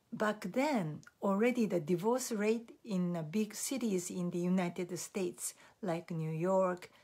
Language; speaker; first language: English; non-native, fluent; Japanese